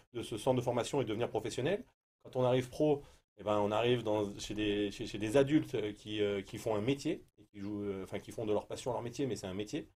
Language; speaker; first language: French; native; French